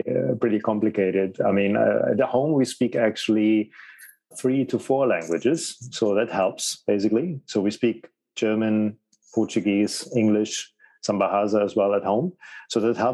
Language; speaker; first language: English; non-native, fluent; German